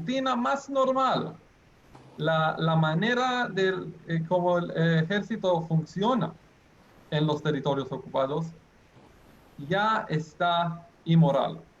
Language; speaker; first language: Spanish; non-native, fluent; Hebrew